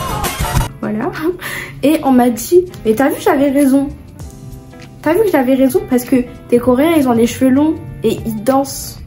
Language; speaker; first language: French; native; French